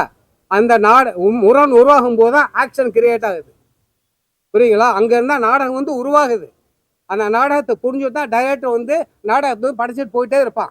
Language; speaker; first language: Tamil; native; Tamil